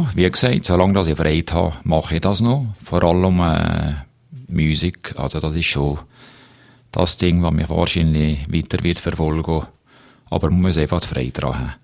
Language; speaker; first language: German; native; German